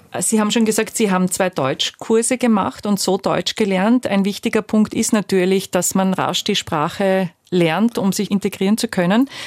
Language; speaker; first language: German; native; German